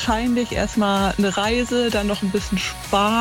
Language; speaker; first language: German; native; German